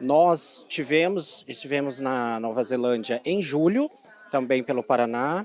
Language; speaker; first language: Portuguese; native; Portuguese